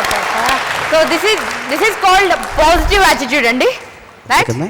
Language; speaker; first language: Telugu; native; Telugu